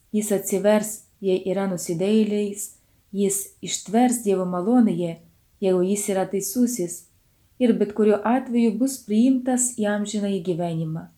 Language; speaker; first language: Lithuanian; non-native, fluent; Ukrainian